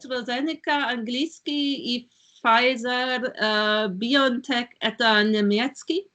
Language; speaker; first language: Russian; non-native, learner; German